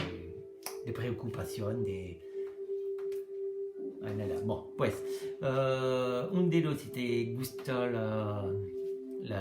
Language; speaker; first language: Spanish; non-native, learner; French